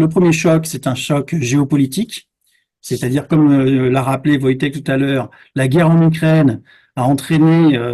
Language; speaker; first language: French; native; French